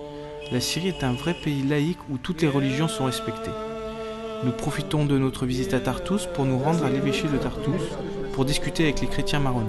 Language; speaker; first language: French; native; French